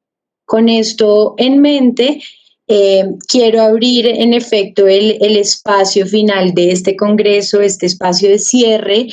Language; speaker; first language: Spanish; native; Spanish